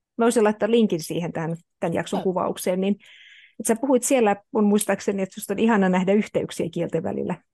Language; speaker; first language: Finnish; native; Finnish